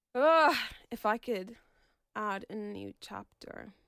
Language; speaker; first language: English; native; English